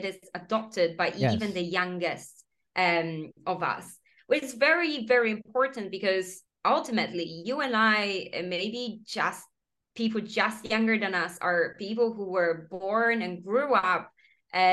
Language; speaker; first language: English; non-native, fluent; Polish